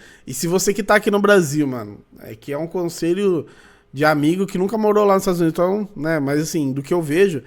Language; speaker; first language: Portuguese; native; Portuguese